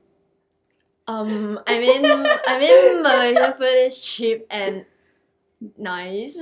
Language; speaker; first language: English; non-native, local second language; Chinese